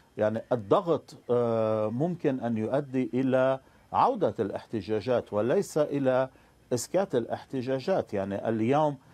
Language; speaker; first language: Arabic; non-native, fluent; Persian